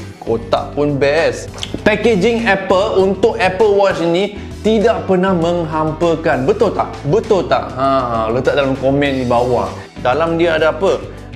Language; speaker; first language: Malay; non-native, local second language; Cantonese